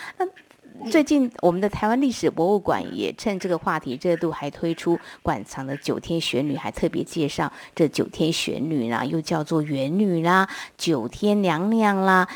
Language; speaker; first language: Chinese; non-native, local second language; Min Nan Chinese